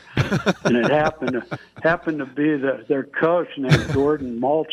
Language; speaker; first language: English; native; English